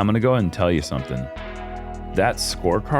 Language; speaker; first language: English; native; English